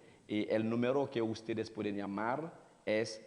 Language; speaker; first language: Spanish; non-native, learner; Haitian Creole